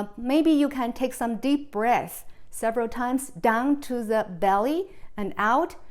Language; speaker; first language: English; non-native, fluent; Chinese